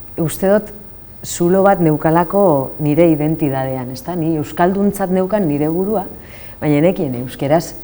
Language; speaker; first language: Basque; non-native, local second language; Spanish